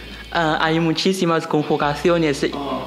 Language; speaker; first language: Spanish; non-native, fluent; Chinese